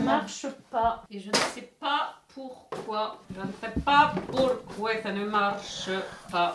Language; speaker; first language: French; native; French